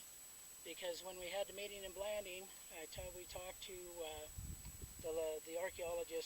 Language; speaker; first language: English; native; English